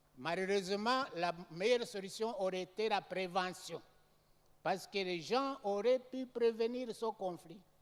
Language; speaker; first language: French; non-native, local second language; Rundi